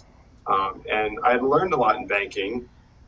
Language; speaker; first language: English; native; English